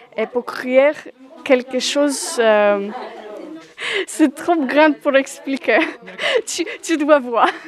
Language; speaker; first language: French; non-native, learner; Polish